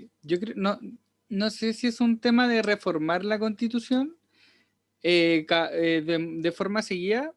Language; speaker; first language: Spanish; native; Spanish